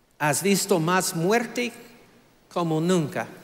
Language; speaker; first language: Spanish; non-native, fluent; English